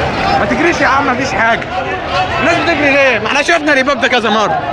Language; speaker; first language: Arabic; native; Arabic